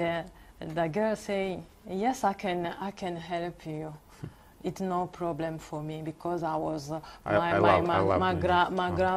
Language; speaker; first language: English; non-native, learner; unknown